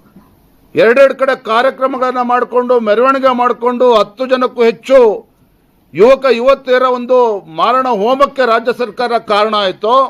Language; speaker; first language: Kannada; native; Kannada